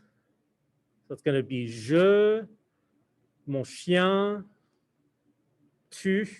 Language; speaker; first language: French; non-native, fluent; English